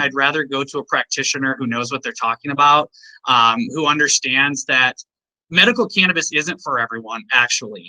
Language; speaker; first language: English; native; English